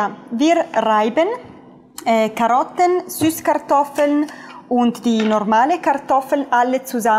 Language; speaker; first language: German; non-native, fluent; Italian